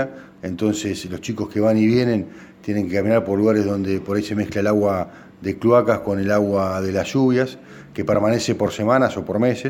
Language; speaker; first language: Spanish; native; Spanish